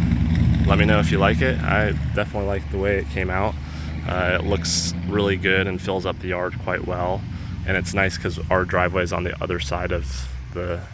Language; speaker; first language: English; native; English